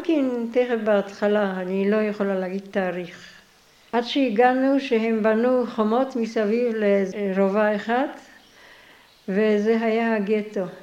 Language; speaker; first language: Hebrew; non-native, fluent; Polish